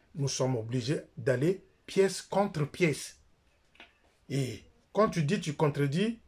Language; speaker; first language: French; non-native, local second language; Lingala